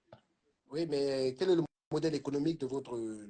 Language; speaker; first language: French; native; French